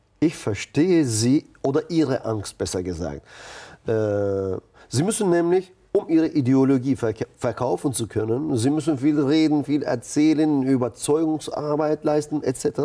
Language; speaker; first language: German; non-native, fluent; Turkish